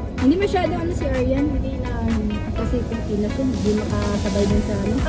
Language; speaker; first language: Filipino; non-native, local second language; Cebuano